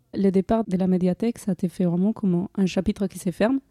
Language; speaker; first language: French; non-native, fluent; Spanish